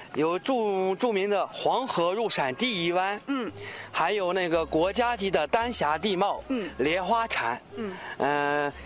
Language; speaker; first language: Chinese; native; Chinese